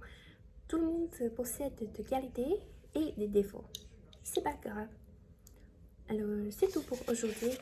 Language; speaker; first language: French; non-native, learner; Chinese